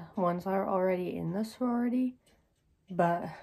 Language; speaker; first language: English; native; English